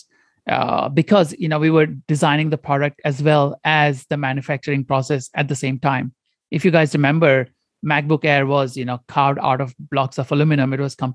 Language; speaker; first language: English; non-native, local second language; Konkani